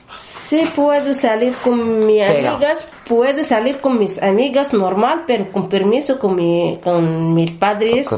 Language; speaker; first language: Spanish; non-native, learner; Arabic